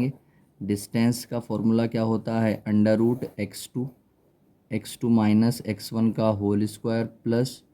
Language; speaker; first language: Hindi; native; Hindi